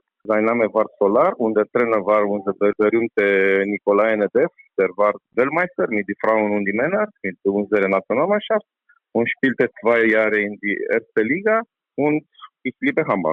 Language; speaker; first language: German; non-native, learner; Romanian